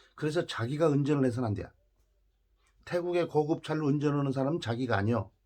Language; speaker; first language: Korean; native; Korean